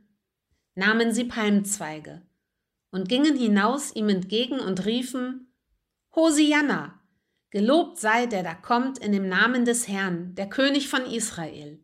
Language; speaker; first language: German; native; German